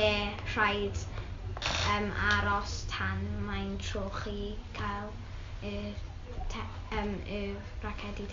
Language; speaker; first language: Welsh; non-native, local second language; English